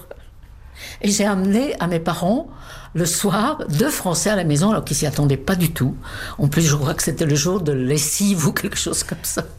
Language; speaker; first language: French; non-native, fluent; Czech